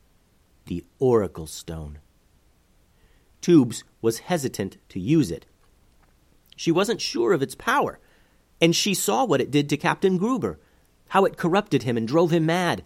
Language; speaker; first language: English; native; English